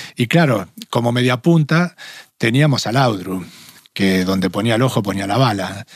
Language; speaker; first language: Spanish; native; Spanish